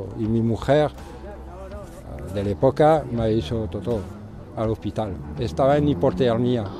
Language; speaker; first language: Spanish; non-native, fluent; French